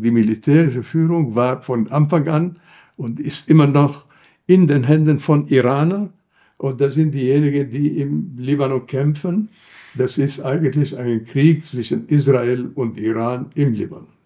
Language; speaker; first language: German; non-native, fluent; Arabic